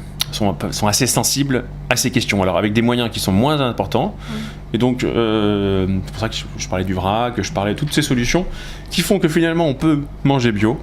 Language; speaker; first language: French; native; French